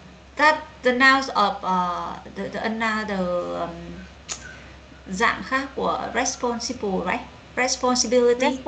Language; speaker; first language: English; non-native, learner; Vietnamese